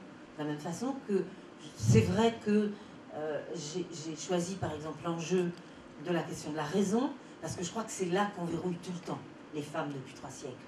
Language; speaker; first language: French; native; French